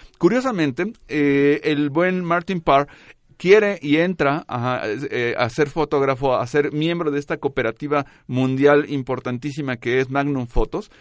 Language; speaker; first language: Spanish; native; Spanish